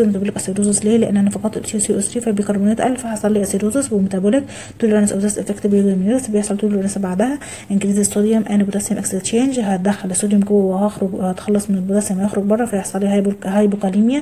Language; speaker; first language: Arabic; native; Arabic